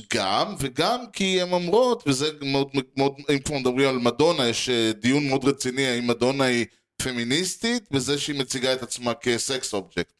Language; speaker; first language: Hebrew; native; Hebrew